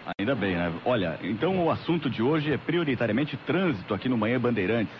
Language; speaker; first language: Portuguese; native; Portuguese